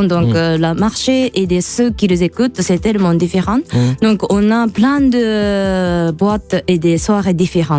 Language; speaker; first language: French; non-native, fluent; Japanese